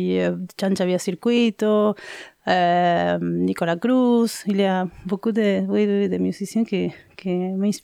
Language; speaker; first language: French; non-native, learner; Spanish